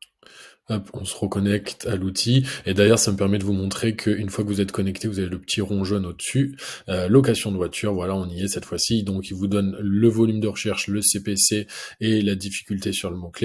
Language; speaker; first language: French; native; French